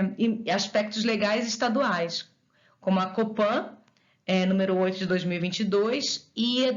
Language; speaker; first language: Portuguese; native; Portuguese